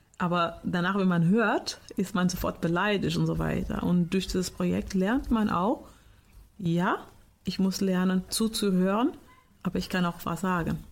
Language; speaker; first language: German; non-native, fluent; Portuguese